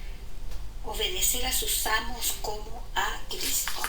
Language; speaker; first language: Spanish; native; Spanish